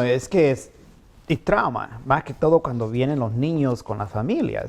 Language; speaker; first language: Spanish; native; Spanish